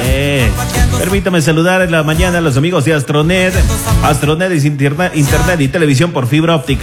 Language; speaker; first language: Spanish; native; Spanish